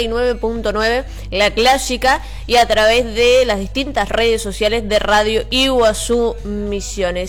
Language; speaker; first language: Spanish; native; Spanish